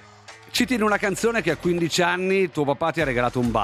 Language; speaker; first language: Italian; native; Italian